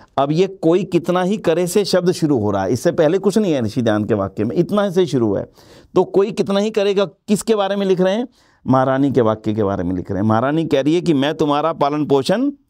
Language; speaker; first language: Hindi; native; Hindi